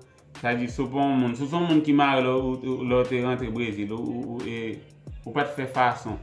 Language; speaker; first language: French; non-native, local second language; Haitian Creole